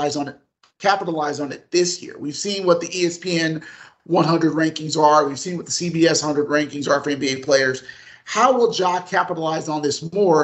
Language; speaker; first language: English; native; English